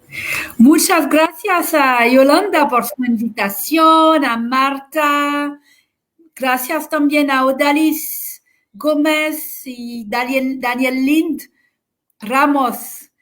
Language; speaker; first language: Spanish; non-native, fluent; French